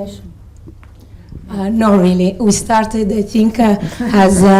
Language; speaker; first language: English; non-native, fluent; Italian